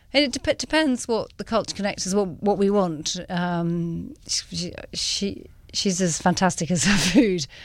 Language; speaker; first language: English; native; English